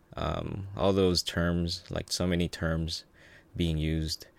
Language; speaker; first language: English; early bilingual, other home language; Filipino